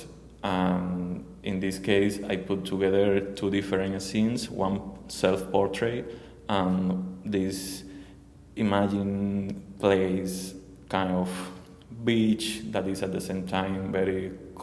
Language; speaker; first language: English; non-native, learner; Spanish